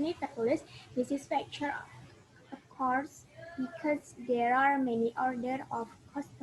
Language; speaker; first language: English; non-native, learner; Indonesian